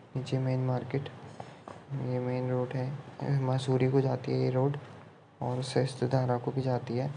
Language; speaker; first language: Hindi; native; Hindi